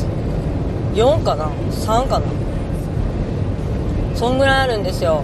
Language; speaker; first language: Japanese; native; Japanese